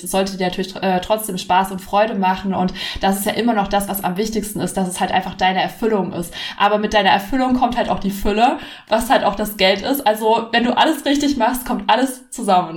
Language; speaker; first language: German; native; German